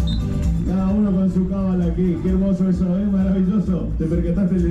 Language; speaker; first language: Spanish; native; Spanish